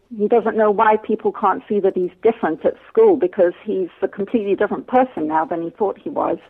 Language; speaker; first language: English; native; English